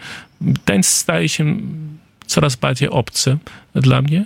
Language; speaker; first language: Polish; non-native, fluent; German